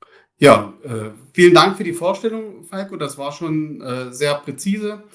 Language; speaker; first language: German; native; German